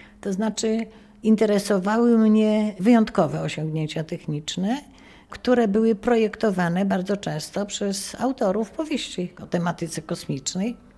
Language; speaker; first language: Polish; native; Polish